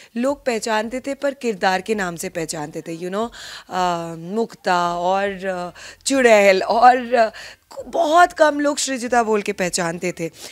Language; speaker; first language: Hindi; non-native, local second language; Bangla